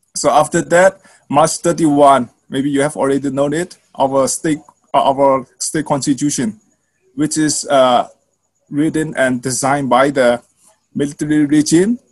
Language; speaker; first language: English; non-native, learner; Burmese